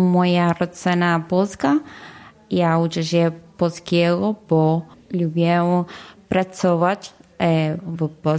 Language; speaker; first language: Polish; non-native, learner; Spanish